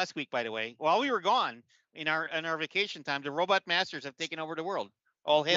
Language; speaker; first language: English; native; English